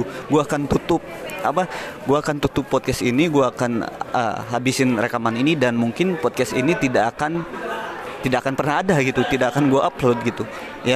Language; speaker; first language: Indonesian; native; Indonesian